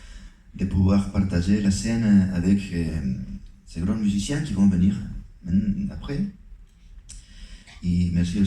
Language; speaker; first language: French; non-native, fluent; Spanish